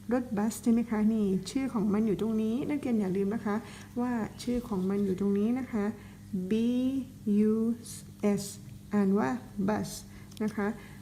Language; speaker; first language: Thai; non-native, local second language; Pattani Malay